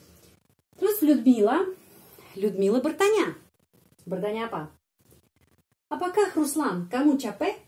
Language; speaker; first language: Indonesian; non-native, fluent; Russian